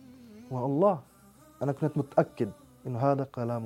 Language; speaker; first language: Arabic; non-native, fluent; French